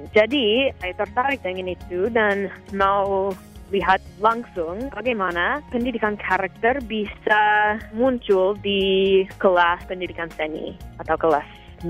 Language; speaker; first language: Indonesian; non-native, fluent; English